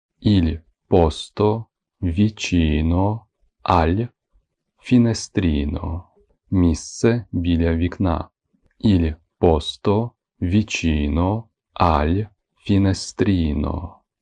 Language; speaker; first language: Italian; non-native, fluent; Ukrainian